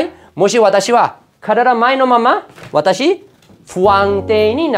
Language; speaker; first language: Japanese; non-native, fluent; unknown